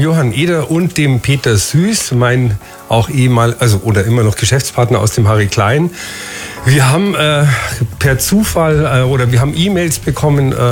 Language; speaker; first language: German; native; German